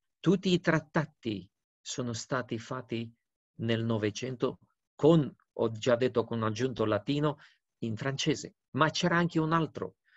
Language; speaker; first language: Italian; non-native, fluent; Romanian